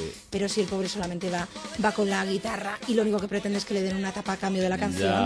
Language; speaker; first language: Spanish; native; Spanish